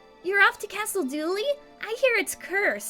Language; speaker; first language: English; native; English